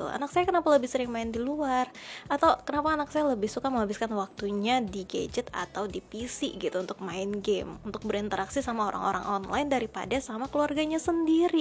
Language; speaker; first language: Indonesian; native; Indonesian